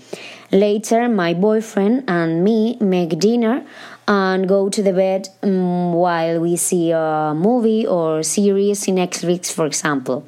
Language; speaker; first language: English; non-native, learner; Spanish